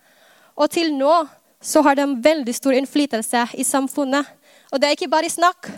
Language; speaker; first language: Norwegian; non-native, fluent; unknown